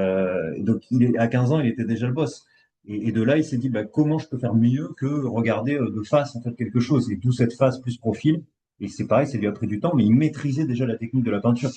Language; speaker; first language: French; native; French